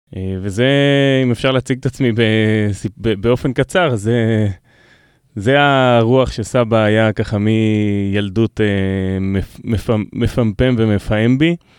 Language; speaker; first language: Hebrew; native; Hebrew